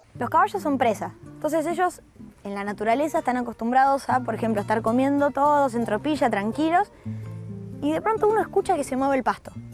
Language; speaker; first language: Spanish; native; Spanish